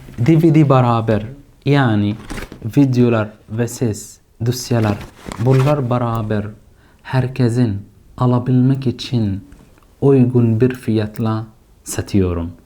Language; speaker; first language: Turkish; non-native, fluent; Arabic